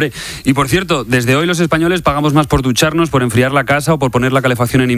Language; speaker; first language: Spanish; native; Spanish